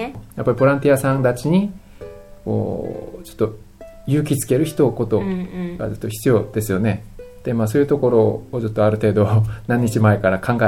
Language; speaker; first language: Japanese; non-native, fluent; Korean